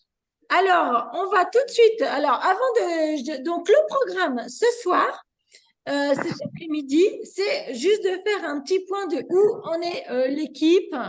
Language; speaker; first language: French; native; French